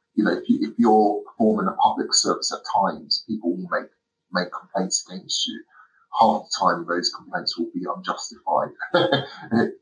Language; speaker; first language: English; native; English